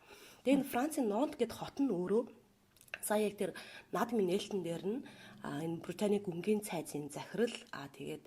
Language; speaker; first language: Mongolian; native; Mongolian